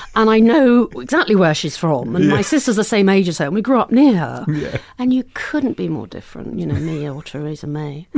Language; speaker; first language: English; native; English